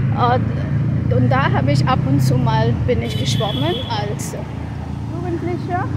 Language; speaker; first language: German; non-native, fluent; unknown